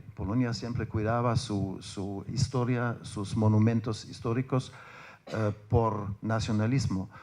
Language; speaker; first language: Spanish; non-native, fluent; German